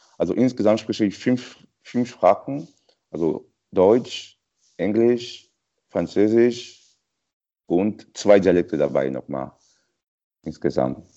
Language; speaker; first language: German; non-native, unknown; French